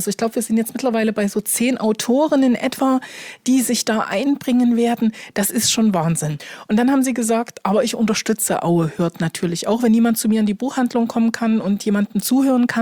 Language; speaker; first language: German; native; German